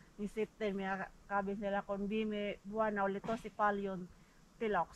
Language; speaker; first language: Finnish; non-native, learner; Filipino